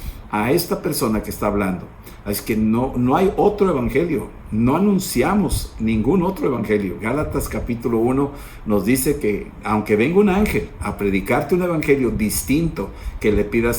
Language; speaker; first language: Spanish; native; Spanish